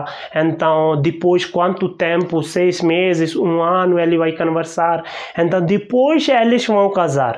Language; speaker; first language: Portuguese; non-native, learner; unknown